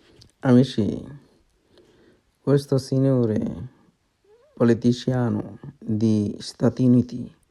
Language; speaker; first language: Italian; non-native, learner; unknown